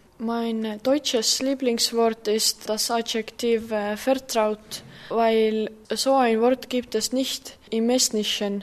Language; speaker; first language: German; non-native, learner; Estonian